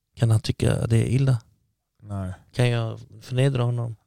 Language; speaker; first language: Swedish; early bilingual, other home language; Arabic